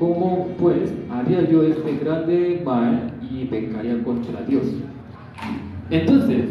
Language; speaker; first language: Spanish; non-native, learner; Korean